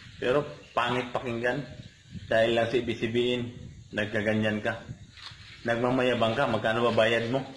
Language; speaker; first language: Filipino; non-native, local second language; Cebuano